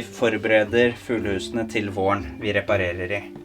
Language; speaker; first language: Norwegian; native; Norwegian